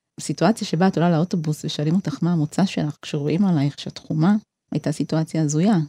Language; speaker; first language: Hebrew; early bilingual, other home language; Amharic